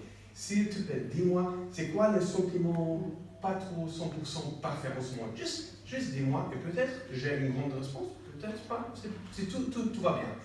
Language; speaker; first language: French; non-native, learner; English